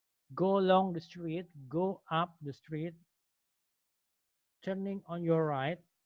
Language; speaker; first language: English; non-native, fluent; Indonesian